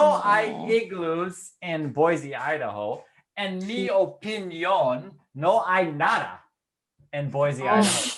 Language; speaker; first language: Spanish; non-native, fluent; English